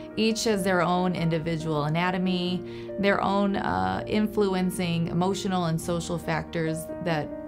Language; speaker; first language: English; native; English